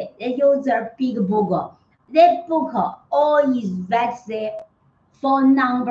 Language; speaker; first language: English; non-native, learner; Chinese